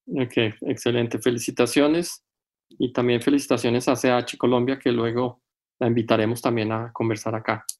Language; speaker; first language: Spanish; native; Spanish